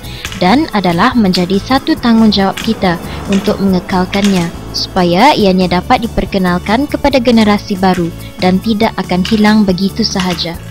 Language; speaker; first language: Malay; native; Malay